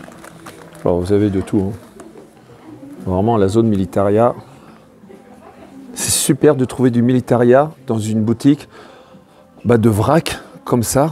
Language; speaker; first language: French; native; French